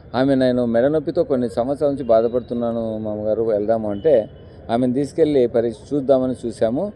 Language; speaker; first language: Telugu; native; Telugu